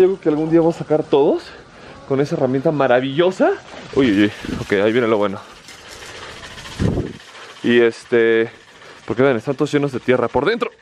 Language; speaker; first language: Spanish; native; Spanish